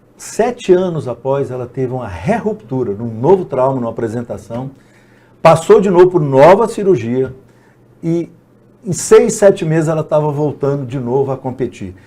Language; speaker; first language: Portuguese; native; Portuguese